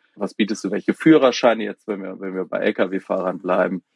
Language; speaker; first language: German; native; German